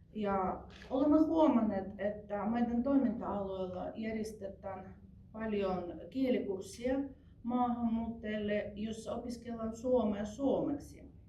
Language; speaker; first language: Finnish; non-native, fluent; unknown